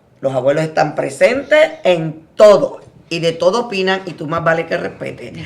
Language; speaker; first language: Spanish; native; Spanish